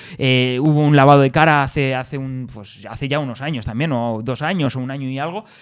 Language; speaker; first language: Spanish; native; Spanish